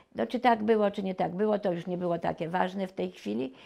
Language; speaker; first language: Polish; native; Polish